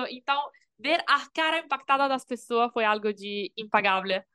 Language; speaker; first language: Portuguese; non-native, learner; Italian